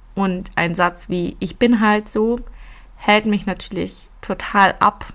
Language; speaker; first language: German; early bilingual, other home language; Filipino